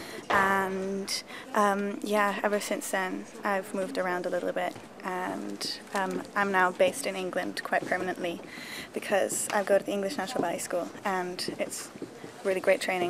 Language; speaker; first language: English; early bilingual, other home language; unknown